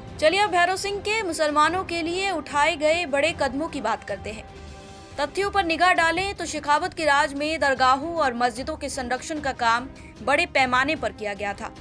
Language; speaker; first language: Hindi; native; Hindi